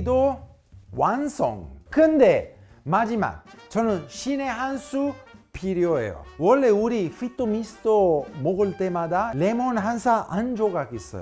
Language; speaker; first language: Korean; non-native, fluent; Italian